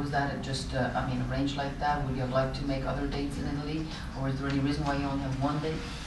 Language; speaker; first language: English; non-native, fluent; Italian